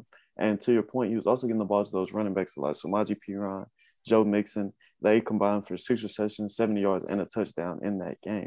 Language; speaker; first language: English; native; English